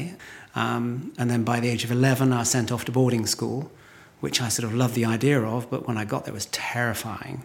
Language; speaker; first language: English; native; English